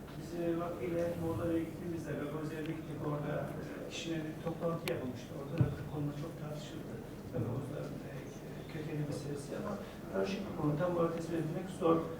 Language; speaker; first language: Turkish; native; Turkish